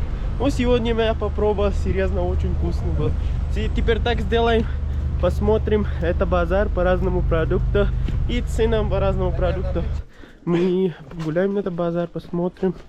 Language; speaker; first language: Russian; non-native, learner; Urdu